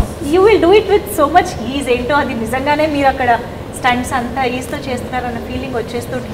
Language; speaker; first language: Telugu; native; Telugu